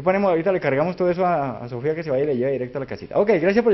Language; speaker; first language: Spanish; native; Spanish